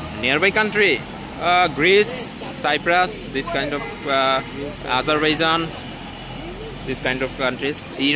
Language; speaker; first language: English; non-native, learner; Bangla